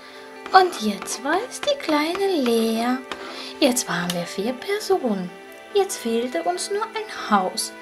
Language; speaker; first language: German; early bilingual, other home language; Russian